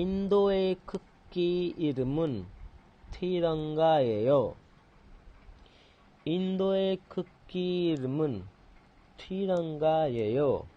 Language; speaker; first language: Korean; non-native, fluent; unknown